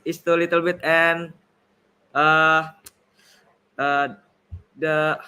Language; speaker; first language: English; non-native, learner; Indonesian